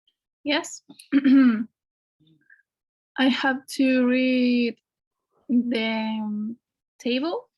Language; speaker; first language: English; non-native, fluent; Spanish